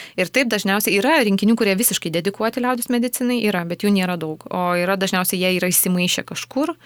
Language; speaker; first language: Lithuanian; native; Lithuanian